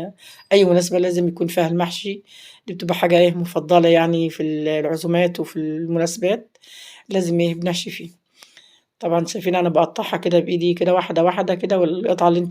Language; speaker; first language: Arabic; native; Arabic